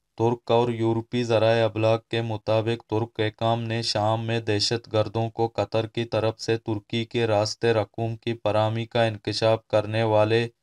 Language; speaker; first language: Urdu; non-native, local second language; Baluchi